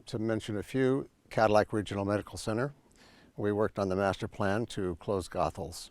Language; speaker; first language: English; native; English